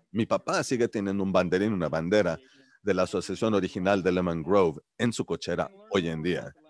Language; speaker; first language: Spanish; early bilingual, heritage; Spanish